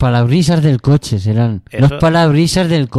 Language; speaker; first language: Spanish; native; Spanish